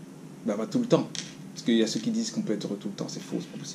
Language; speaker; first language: French; native; French